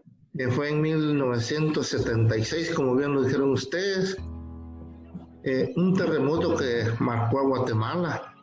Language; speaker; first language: Spanish; native; Spanish